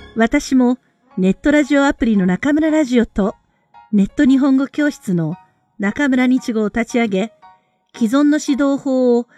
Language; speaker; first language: Japanese; native; Japanese